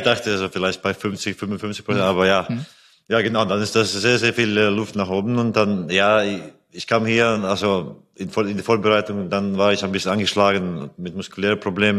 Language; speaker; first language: German; non-native, fluent; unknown